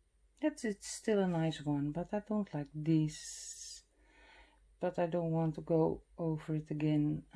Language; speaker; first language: English; non-native, fluent; Dutch